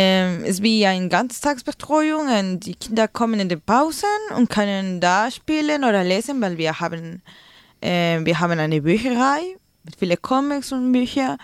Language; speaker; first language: German; non-native, learner; Spanish